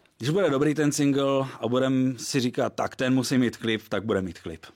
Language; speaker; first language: Czech; native; Czech